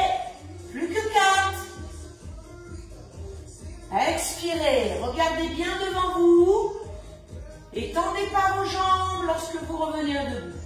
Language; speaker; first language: French; native; French